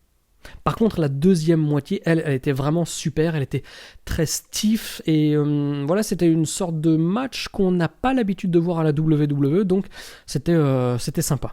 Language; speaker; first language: French; native; French